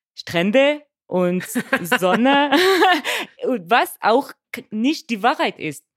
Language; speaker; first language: German; non-native, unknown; French